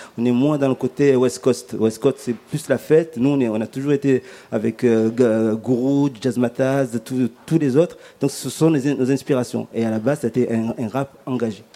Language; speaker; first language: French; early bilingual, other home language; Ngazidja Comorian